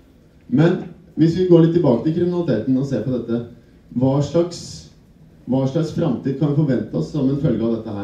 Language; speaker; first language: Norwegian; native; Norwegian